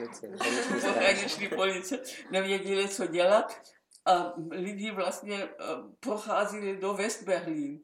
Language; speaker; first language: Czech; non-native, local second language; German